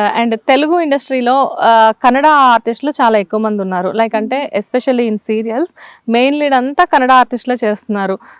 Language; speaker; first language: Telugu; native; Telugu